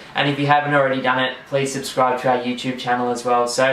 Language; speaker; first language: English; native; English